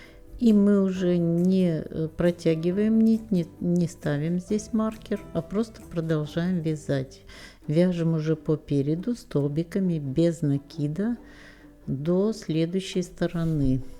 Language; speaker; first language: Russian; native; Russian